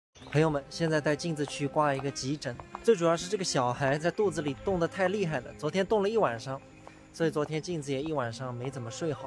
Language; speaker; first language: Chinese; non-native, local second language; Wu Chinese